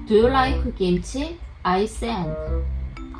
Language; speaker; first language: English; non-native, learner; Korean